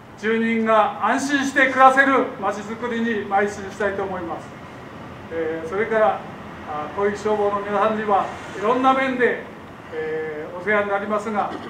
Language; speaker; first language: Japanese; native; Japanese